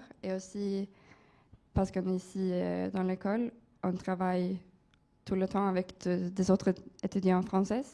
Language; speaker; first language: French; non-native, fluent; Swedish